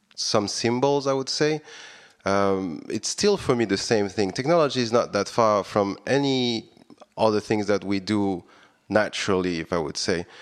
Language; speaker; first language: English; non-native, fluent; French